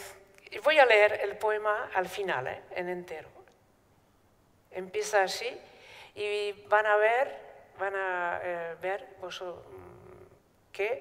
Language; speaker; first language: Spanish; non-native, fluent; Basque